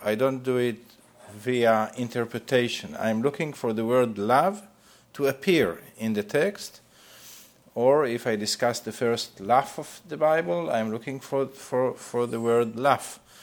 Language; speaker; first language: English; non-native, fluent; Hebrew